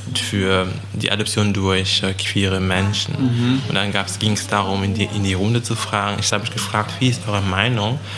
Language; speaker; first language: German; non-native, fluent; French